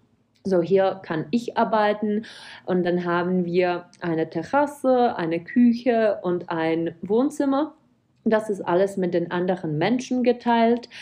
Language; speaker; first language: German; non-native, fluent; Czech